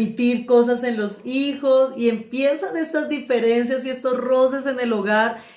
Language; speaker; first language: Spanish; native; Spanish